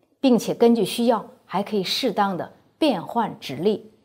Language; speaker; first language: Chinese; native; Chinese